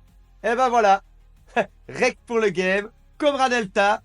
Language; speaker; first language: French; native; French